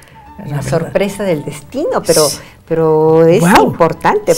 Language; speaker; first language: Spanish; native; Spanish